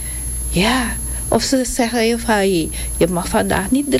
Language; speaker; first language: Dutch; non-native, local second language; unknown